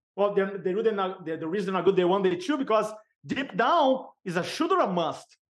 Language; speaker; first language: English; non-native, fluent; Portuguese